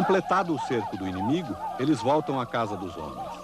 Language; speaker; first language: Portuguese; native; Portuguese